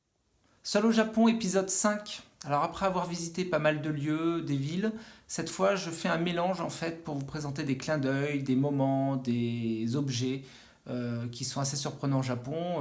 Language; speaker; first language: French; native; French